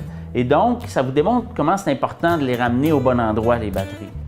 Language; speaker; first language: French; native; French